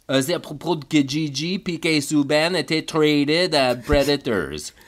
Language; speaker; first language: French; non-native, learner; English